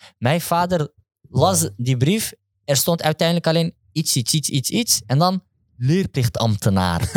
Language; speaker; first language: Dutch; early bilingual, other home language; Turkish